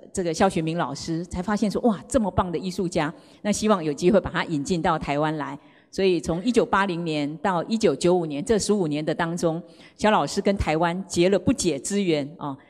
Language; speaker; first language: Chinese; native; Chinese